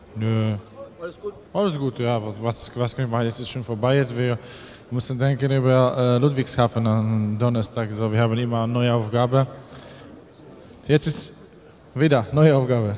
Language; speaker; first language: German; non-native, learner; Polish